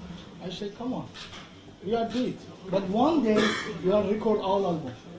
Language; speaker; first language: English; non-native, learner; Persian